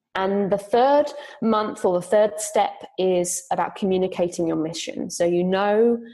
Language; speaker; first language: English; native; English